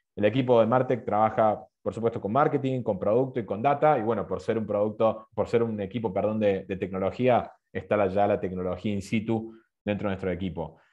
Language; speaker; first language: Spanish; native; Spanish